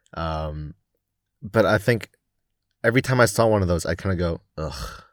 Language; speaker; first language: English; non-native, local second language; Cantonese